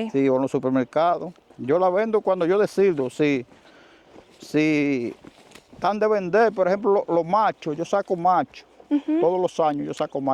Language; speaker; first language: Spanish; native; Spanish